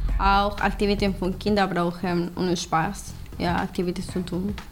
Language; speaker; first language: German; non-native, learner; Spanish